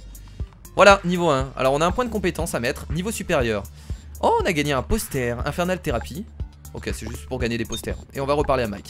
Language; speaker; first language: French; native; French